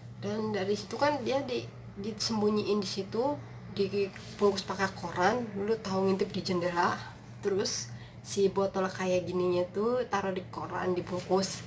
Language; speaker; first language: Indonesian; non-native, local second language; Sundanese